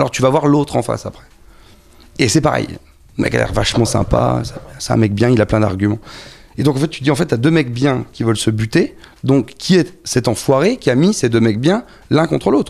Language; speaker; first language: French; native; French